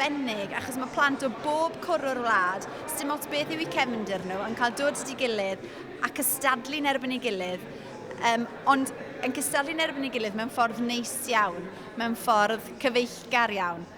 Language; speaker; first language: Welsh; native; Welsh